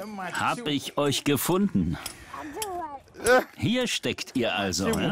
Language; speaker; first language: German; native; German